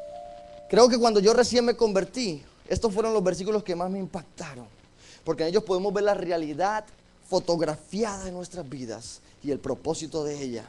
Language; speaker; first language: Spanish; native; Spanish